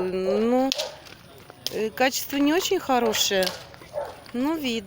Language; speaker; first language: Russian; non-native, local second language; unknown